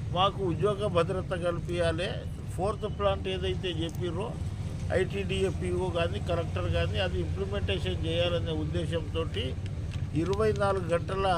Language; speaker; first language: Telugu; non-native, local second language; Lambadi